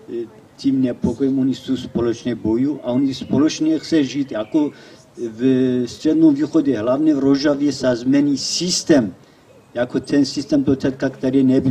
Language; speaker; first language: Czech; non-native, learner; Kurdish